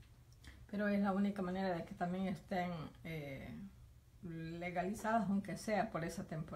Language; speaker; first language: Spanish; native; Spanish